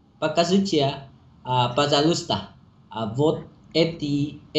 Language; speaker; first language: Russian; non-native, learner; Vietnamese